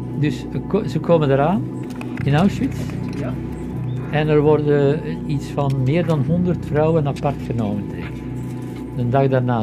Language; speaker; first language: Dutch; native; Dutch